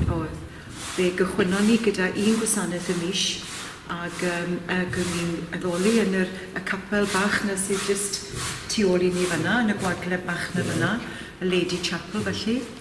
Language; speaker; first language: Welsh; native; Welsh